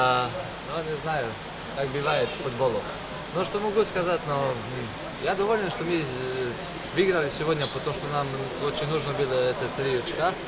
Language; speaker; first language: Russian; non-native, learner; Slovenian